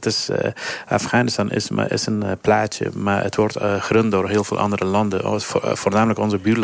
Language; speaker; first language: Dutch; non-native, fluent; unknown